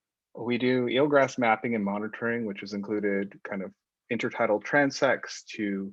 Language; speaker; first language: English; native; English